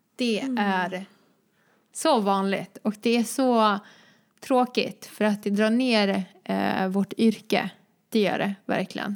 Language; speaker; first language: Swedish; early bilingual, other home language; Croatian